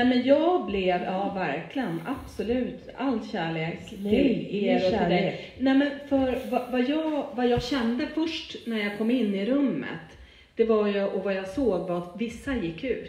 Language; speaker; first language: Swedish; native; Swedish